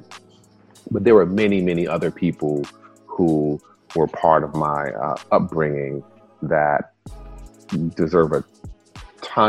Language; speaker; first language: English; early bilingual, other home language; Spanish